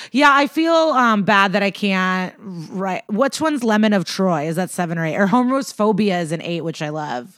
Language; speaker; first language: English; early bilingual, other home language; Russian